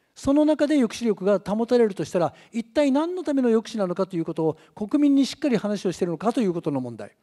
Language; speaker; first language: Japanese; native; Japanese